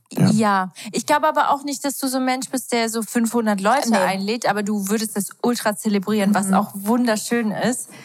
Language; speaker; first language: German; early bilingual, other home language; Albanian